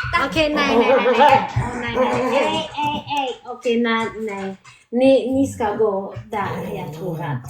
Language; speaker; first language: Swedish; non-native, learner; French